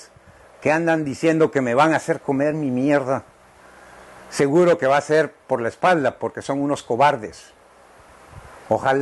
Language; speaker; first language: Spanish; native; Spanish